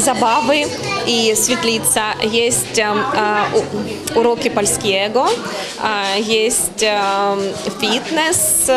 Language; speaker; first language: Polish; non-native, learner; Ukrainian